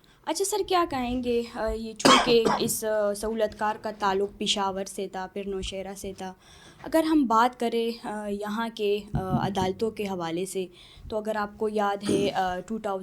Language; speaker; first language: Urdu; non-native, local second language; Pashto